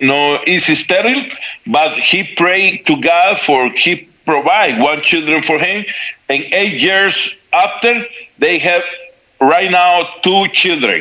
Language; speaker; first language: English; non-native, learner; Spanish